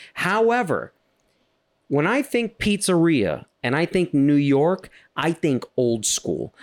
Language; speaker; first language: English; native; English